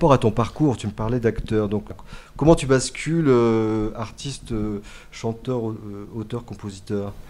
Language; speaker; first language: French; native; French